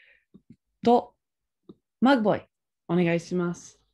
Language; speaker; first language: Japanese; non-native, fluent; English